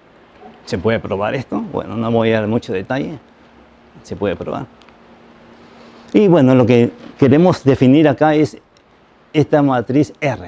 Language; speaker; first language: Spanish; native; Spanish